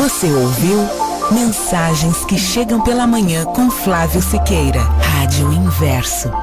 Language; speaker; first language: Portuguese; native; Portuguese